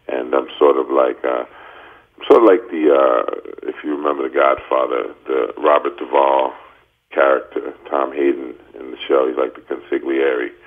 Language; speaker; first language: English; native; English